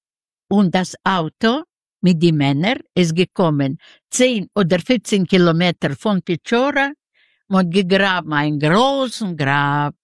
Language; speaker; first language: German; non-native, learner; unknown